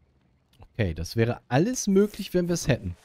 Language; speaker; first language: German; native; German